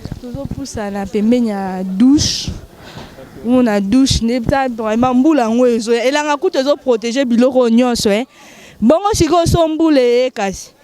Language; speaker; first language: Lingala; native; Lingala